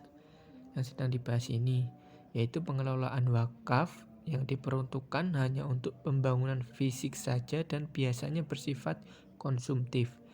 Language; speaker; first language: Indonesian; native; Indonesian